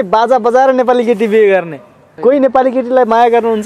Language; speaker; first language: Nepali; native; Nepali